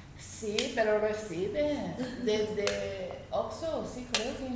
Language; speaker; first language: Spanish; non-native, learner; English